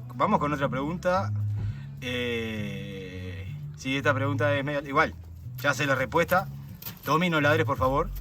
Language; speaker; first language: Spanish; native; Spanish